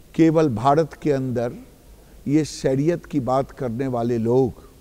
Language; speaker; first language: Hindi; native; Hindi